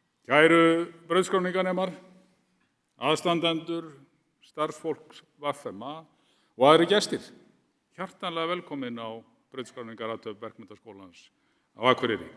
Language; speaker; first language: Icelandic; native; Icelandic